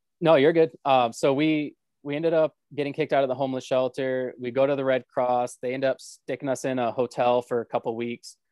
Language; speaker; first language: English; native; English